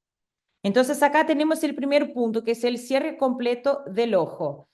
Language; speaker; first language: Spanish; non-native, fluent; Portuguese